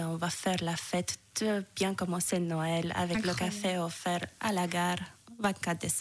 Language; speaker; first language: French; non-native, fluent; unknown